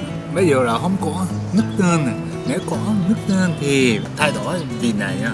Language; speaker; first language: Vietnamese; non-native, learner; Japanese